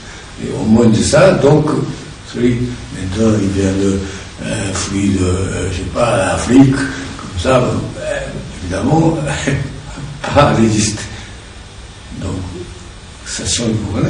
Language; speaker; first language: French; non-native, learner; Japanese